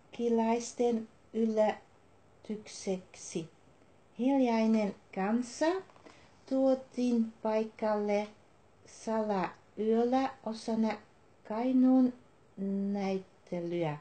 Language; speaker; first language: Finnish; non-native, learner; Dutch